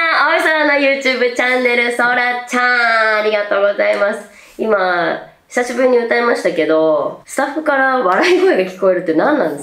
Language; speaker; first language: Japanese; native; Japanese